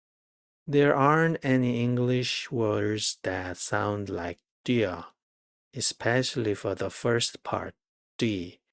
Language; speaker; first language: English; non-native, fluent; Korean